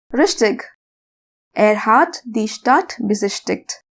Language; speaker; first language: German; non-native, fluent; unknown